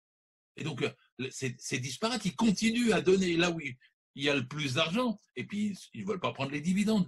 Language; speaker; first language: French; native; French